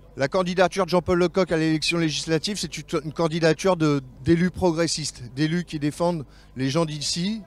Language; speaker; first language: French; native; French